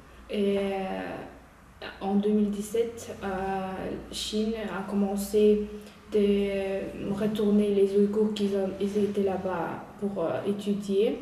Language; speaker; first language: French; non-native, learner; Uyghur